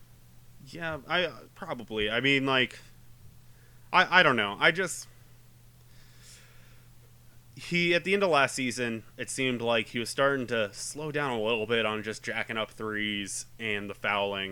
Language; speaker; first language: English; native; English